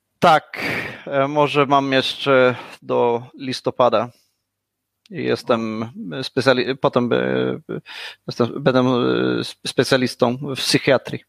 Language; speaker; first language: Polish; non-native, learner; Swedish